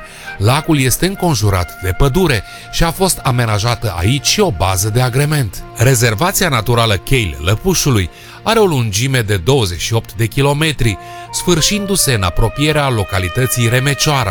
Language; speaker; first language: Romanian; native; Romanian